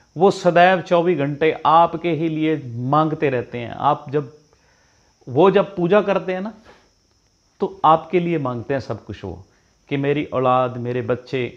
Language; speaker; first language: Hindi; non-native, local second language; Punjabi